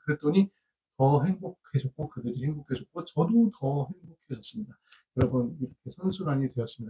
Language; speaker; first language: Korean; native; Korean